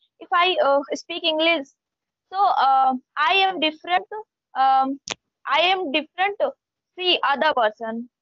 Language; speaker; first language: English; non-native, learner; Hindi